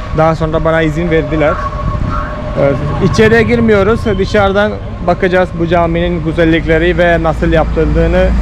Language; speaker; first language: Turkish; non-native, fluent; Malayalam